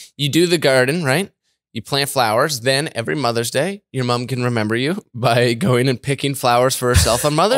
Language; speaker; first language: English; native; English